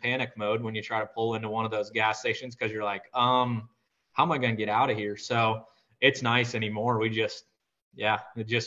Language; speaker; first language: English; native; English